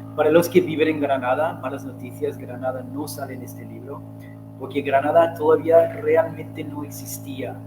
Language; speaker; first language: Spanish; non-native, fluent; English